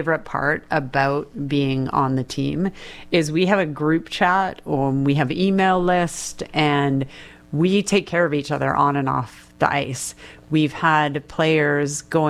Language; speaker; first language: English; native; English